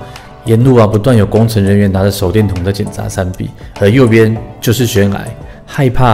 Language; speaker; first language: Chinese; native; Chinese